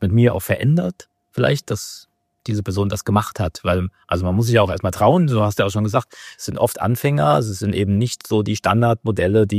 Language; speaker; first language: German; native; German